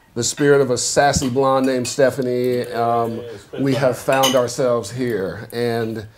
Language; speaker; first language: English; native; English